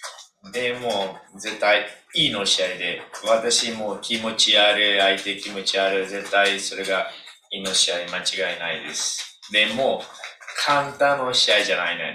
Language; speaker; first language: Japanese; non-native, learner; Portuguese